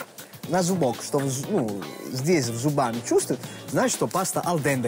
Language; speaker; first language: Russian; non-native, fluent; Italian